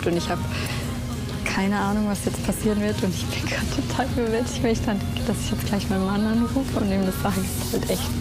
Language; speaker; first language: German; native; German